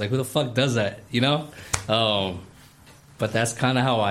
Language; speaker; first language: English; native; English